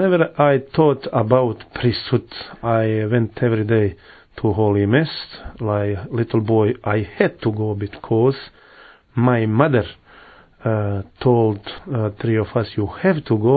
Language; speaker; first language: English; non-native, learner; Bosnian